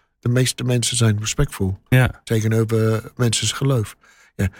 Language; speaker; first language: Dutch; non-native, learner; English